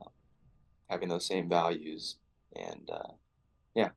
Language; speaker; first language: English; native; English